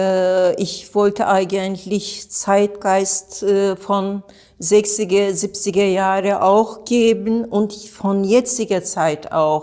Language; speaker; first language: German; non-native, learner; Turkish